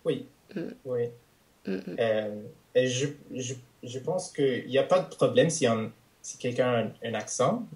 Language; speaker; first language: French; non-native, fluent; English